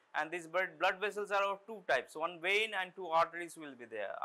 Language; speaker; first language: English; non-native, local second language; Bangla